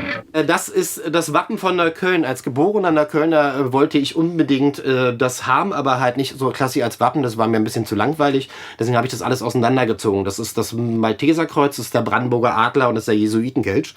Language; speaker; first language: German; native; German